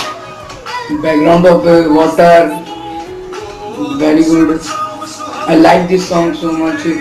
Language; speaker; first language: English; non-native, learner; Hindi